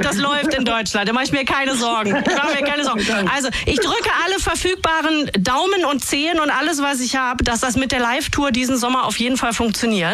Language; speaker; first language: German; native; German